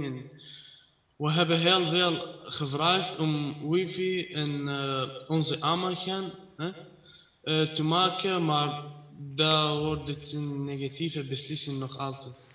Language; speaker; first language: Dutch; non-native, learner; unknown